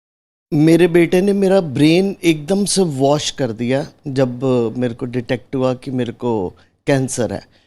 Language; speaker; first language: Hindi; native; Hindi